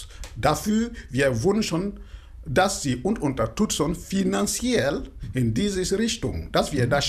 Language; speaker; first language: German; non-native, fluent; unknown